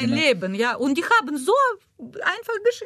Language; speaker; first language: German; non-native, learner; Russian